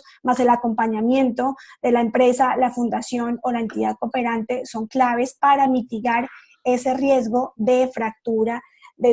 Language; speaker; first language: Spanish; native; Spanish